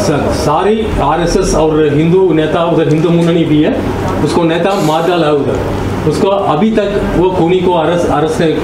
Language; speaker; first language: Hindi; non-native, local second language; Tamil